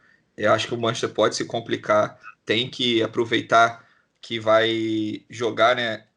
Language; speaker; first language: Portuguese; native; Portuguese